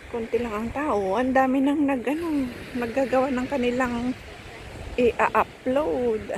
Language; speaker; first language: Filipino; native; Filipino